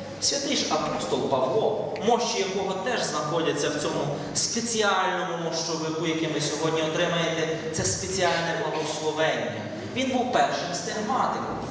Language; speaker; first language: Ukrainian; native; Ukrainian